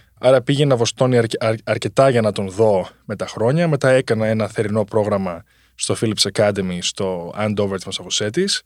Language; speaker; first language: Greek; early bilingual, heritage; Greek